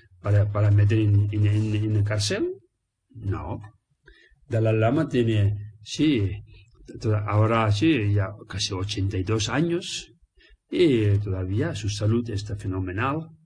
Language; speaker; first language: Spanish; non-native, learner; Tibetan